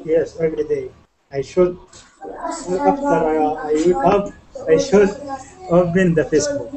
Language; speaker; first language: English; non-native, learner; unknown